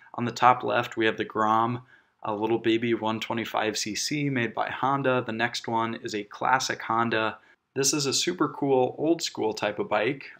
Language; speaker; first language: English; native; English